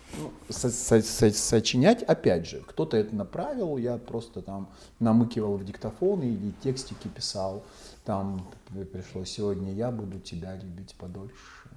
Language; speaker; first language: Russian; native; Russian